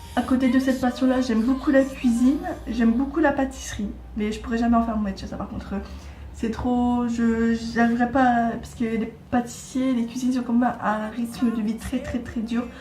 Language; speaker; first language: French; native; French